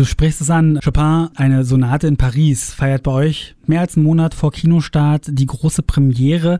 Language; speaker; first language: German; native; German